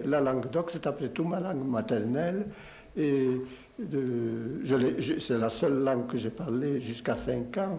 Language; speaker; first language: French; non-native, local second language; Occitan